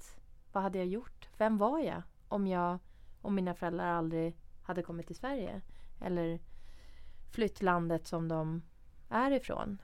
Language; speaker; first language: Swedish; early bilingual, other home language; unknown